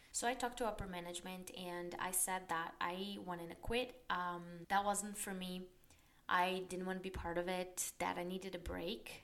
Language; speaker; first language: English; non-native, fluent; Portuguese